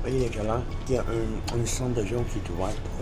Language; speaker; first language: French; native; French